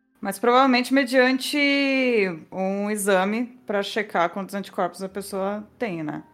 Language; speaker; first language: Portuguese; native; Portuguese